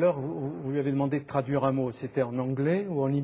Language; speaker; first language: French; native; French